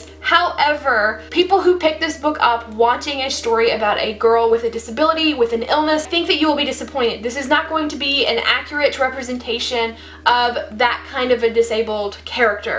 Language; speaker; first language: English; native; English